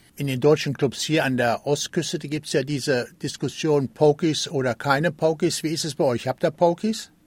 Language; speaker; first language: German; native; German